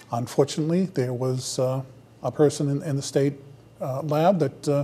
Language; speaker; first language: English; native; English